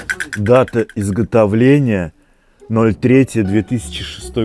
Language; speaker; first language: Russian; native; Russian